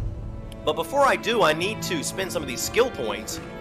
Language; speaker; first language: English; native; English